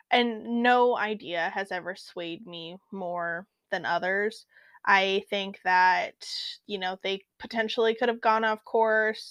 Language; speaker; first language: English; native; English